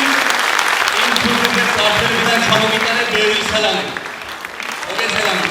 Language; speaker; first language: Georgian; early bilingual, heritage; Georgian